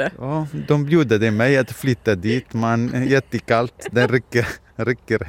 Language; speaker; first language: Swedish; non-native, fluent; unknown